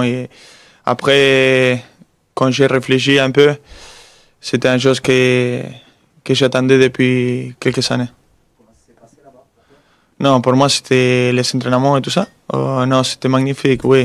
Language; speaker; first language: French; non-native, fluent; Spanish